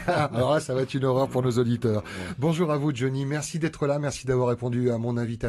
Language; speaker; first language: French; native; French